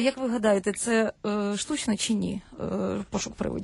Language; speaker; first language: Ukrainian; native; Ukrainian